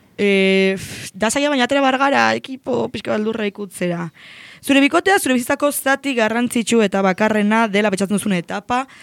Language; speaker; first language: Basque; non-native, local second language; Spanish